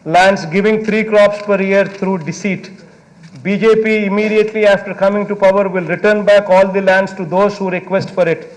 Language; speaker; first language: English; non-native, local second language; Telugu